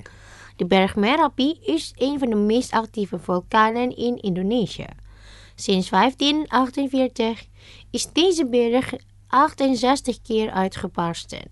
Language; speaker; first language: Dutch; non-native, learner; Indonesian